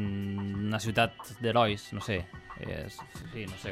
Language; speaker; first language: Catalan; native; Catalan